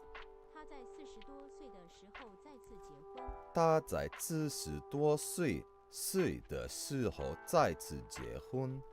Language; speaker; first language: Chinese; non-native, learner; English